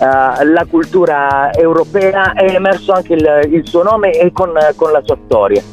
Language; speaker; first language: Italian; native; Italian